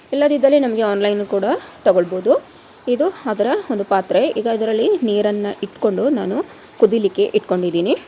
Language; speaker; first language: Kannada; non-native, local second language; Kodava